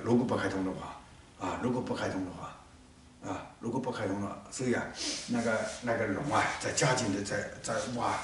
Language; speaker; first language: Chinese; native; Chinese